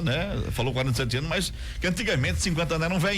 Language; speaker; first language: Portuguese; native; Portuguese